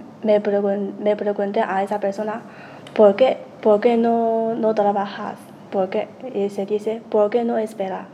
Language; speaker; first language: Spanish; non-native, learner; Chinese